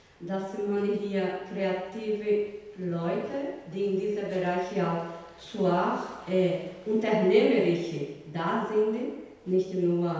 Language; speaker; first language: German; non-native, learner; Portuguese